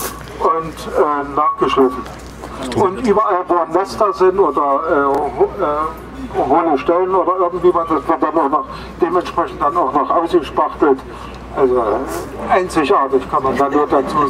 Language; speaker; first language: German; native; German